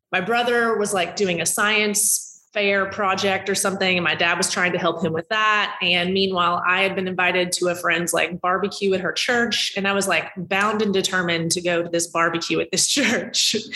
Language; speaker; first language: English; native; English